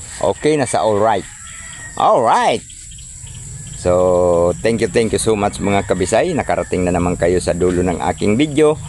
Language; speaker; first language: Filipino; non-native, local second language; Cebuano